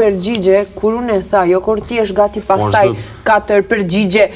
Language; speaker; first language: Albanian; early bilingual, heritage; Albanian